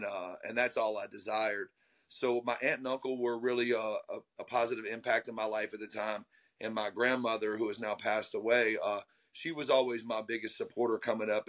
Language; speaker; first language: English; native; English